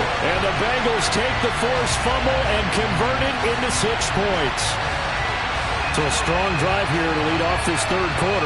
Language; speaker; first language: English; native; English